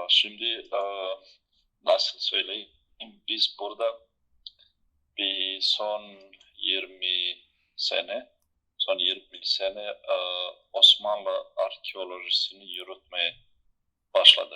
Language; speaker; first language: Turkish; non-native, fluent; Bosnian